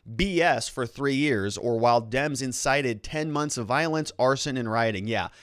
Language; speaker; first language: English; native; English